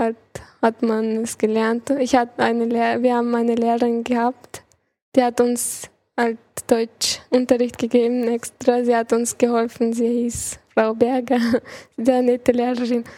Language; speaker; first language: German; early bilingual, other home language; Chechen